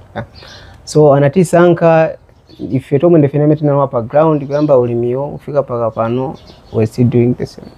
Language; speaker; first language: Nyanja; non-native, fluent; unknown